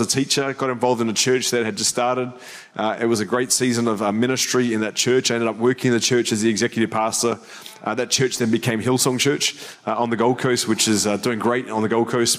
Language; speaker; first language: English; native; English